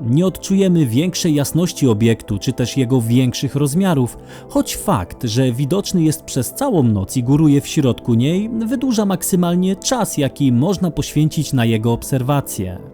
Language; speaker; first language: Polish; native; Polish